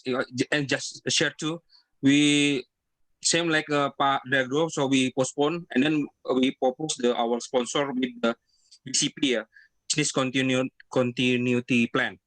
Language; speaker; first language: English; non-native, learner; Indonesian